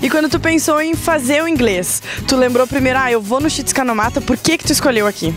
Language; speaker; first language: Portuguese; native; Portuguese